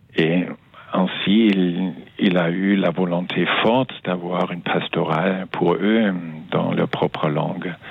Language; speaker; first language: French; non-native, fluent; German